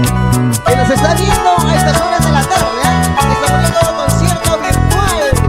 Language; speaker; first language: Spanish; native; Spanish